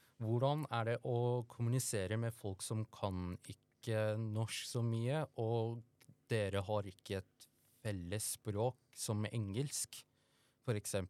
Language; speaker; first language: Norwegian; early bilingual, other home language; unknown